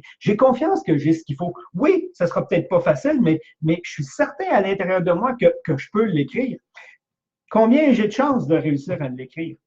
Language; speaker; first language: French; native; French